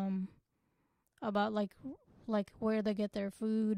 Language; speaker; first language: English; non-native, local second language; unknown